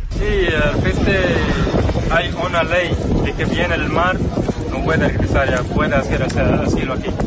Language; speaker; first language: Spanish; non-native, learner; Arabic